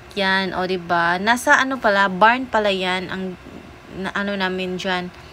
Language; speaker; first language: Filipino; non-native, local second language; Cebuano